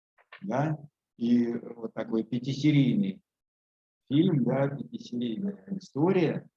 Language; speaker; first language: Russian; native; Russian